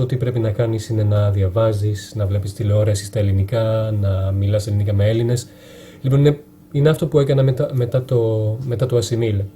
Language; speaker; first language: Greek; non-native, fluent; French